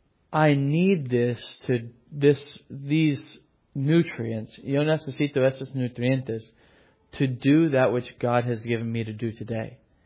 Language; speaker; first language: English; native; English